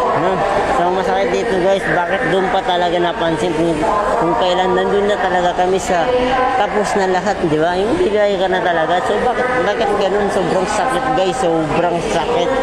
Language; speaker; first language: Filipino; non-native, local second language; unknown